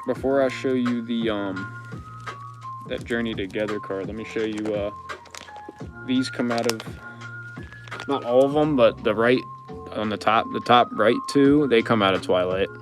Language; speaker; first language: English; native; English